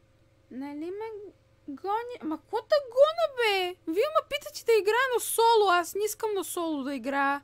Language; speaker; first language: Bulgarian; native; Bulgarian